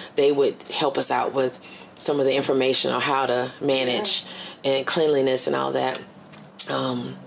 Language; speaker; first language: English; native; English